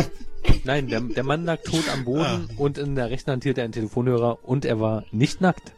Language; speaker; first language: German; native; German